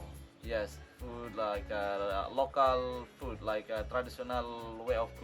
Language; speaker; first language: English; non-native, fluent; Sasak